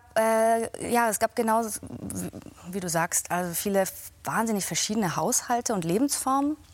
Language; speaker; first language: German; native; German